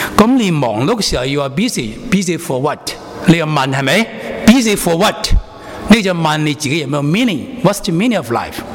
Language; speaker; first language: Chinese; non-native, local second language; Cantonese